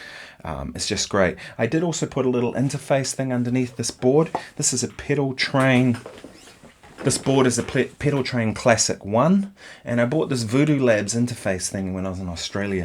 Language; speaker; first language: English; native; English